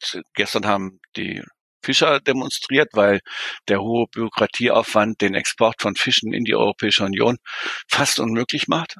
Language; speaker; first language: German; native; German